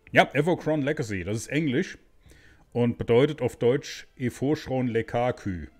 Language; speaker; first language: German; native; German